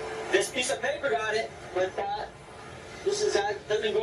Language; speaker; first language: English; native; English